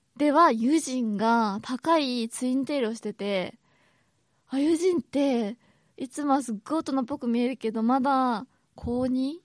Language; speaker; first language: Japanese; native; Japanese